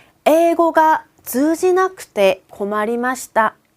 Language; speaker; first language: Japanese; non-native, fluent; Korean